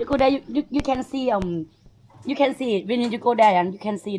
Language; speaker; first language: English; non-native, learner; Thai